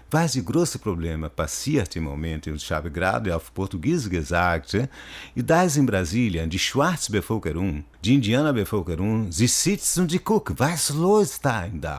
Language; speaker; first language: German; non-native, learner; Portuguese